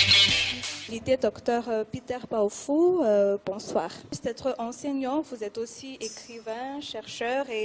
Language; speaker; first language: French; non-native, local second language; Malagasy